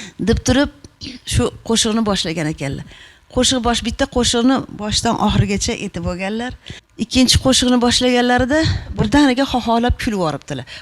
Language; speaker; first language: Uzbek; native; Uzbek